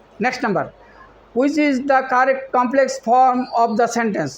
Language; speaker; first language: English; non-native, local second language; Bangla